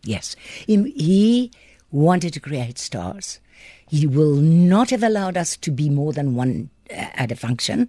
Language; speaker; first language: English; non-native, local second language; Afrikaans